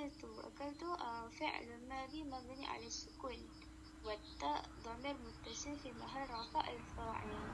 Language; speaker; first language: Arabic; non-native, learner; Malay